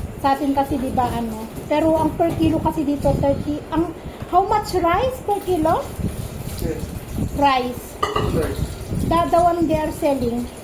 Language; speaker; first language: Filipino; non-native, local second language; Iloko